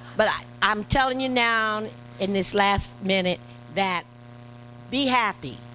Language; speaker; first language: English; native; English